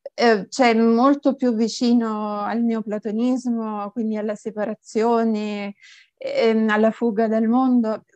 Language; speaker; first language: Italian; native; Italian